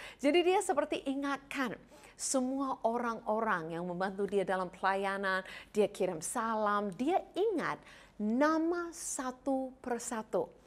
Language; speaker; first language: Indonesian; non-native, fluent; English